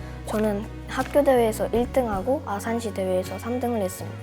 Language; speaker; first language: Korean; early bilingual, other home language; Russian